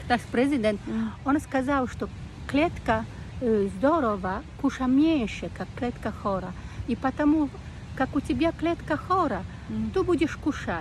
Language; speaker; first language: Russian; non-native, learner; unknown